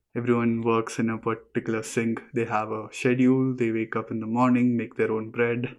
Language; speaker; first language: English; non-native, local second language; Malayalam